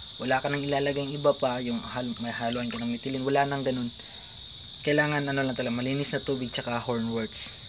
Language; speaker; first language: Filipino; non-native, local second language; Cebuano